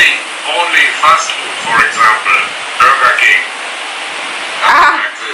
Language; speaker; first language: English; non-native, fluent; German